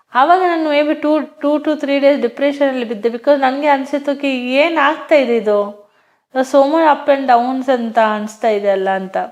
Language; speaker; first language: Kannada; non-native, local second language; Hindi